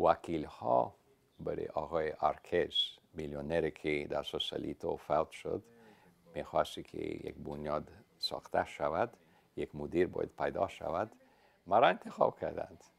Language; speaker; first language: Persian; non-native, fluent; English